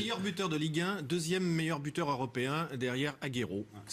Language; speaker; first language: French; native; French